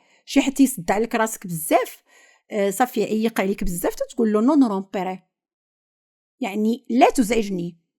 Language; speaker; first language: Arabic; native; Arabic